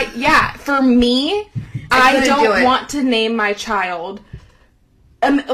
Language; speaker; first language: English; native; English